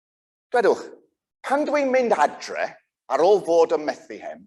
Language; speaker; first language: Welsh; non-native, local second language; English